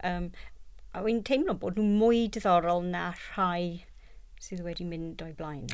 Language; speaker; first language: Welsh; non-native, local second language; English